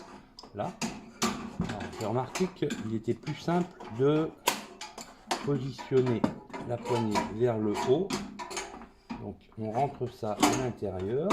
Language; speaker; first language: French; native; French